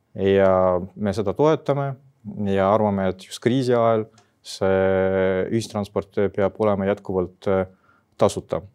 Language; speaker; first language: Estonian; non-native, local second language; Russian